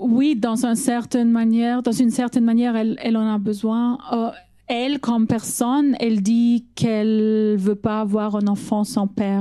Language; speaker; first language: French; non-native, fluent; German